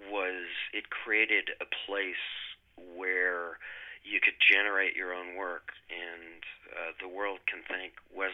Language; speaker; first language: English; native; English